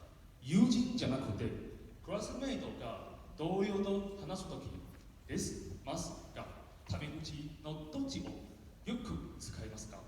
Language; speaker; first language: Japanese; non-native, learner; Min Nan Chinese